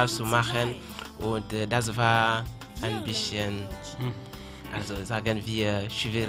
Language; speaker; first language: German; non-native, fluent; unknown